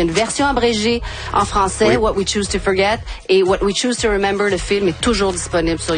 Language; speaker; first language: French; native; French